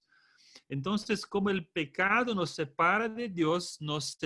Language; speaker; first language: Spanish; non-native, fluent; Portuguese